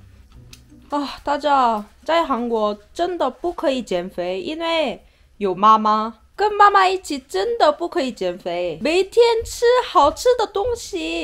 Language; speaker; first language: Chinese; non-native, fluent; Korean